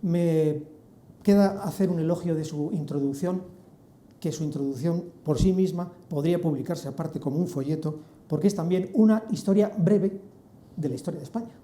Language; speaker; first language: Spanish; native; Spanish